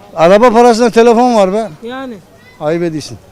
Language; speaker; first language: Turkish; native; Turkish